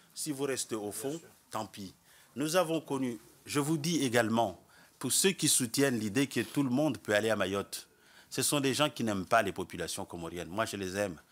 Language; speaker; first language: French; non-native, local second language; Comorian